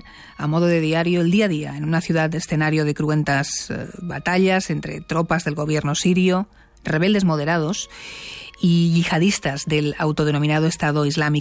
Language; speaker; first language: Spanish; native; Spanish